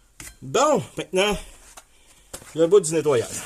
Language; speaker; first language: French; native; French